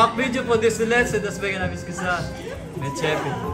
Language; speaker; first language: German; non-native, learner; Filipino